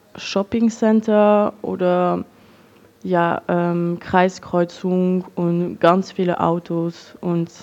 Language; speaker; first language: German; non-native, learner; French